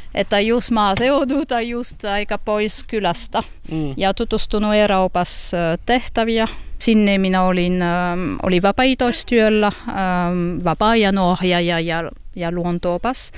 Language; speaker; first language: Finnish; non-native, learner; French